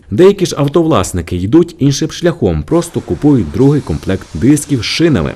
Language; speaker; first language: Ukrainian; native; Ukrainian